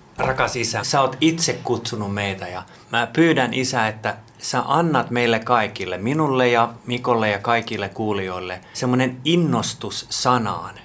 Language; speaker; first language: Finnish; non-native, local second language; Swedish